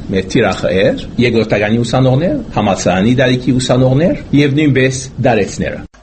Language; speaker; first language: Armenian; early bilingual, heritage; Armenian